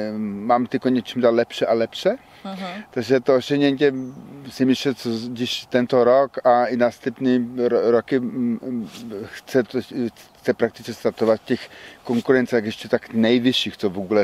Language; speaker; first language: Polish; non-native, learner; Czech